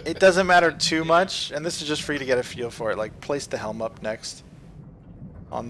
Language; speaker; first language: English; native; English